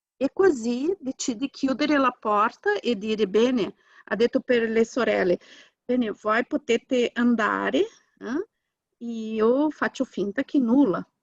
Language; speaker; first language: Italian; non-native, fluent; Portuguese